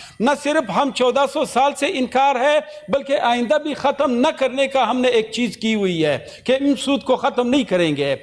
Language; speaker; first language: Urdu; non-native, local second language; Pashto